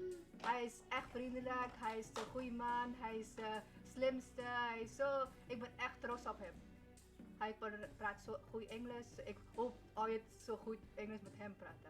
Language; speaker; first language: Dutch; early bilingual, other home language; Persian